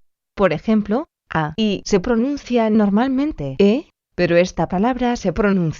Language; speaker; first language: Spanish; non-native, fluent; French